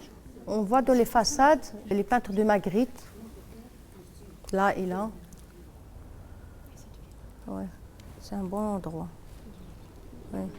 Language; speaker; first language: French; non-native, fluent; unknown